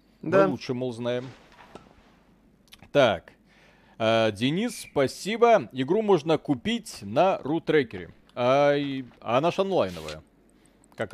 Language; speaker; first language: Russian; native; Russian